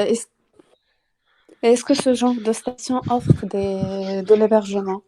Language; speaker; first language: French; non-native, local second language; Arabic